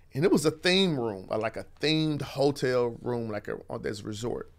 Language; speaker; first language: English; native; English